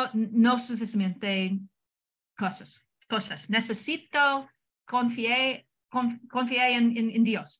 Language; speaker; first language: Spanish; non-native, learner; English